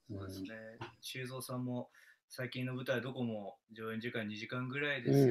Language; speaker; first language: Japanese; native; Japanese